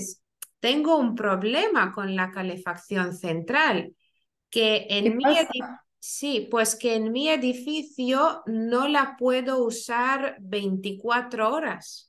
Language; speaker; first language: Spanish; non-native, fluent; Lithuanian